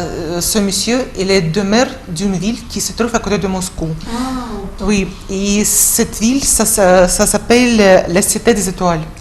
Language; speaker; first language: French; non-native, fluent; Russian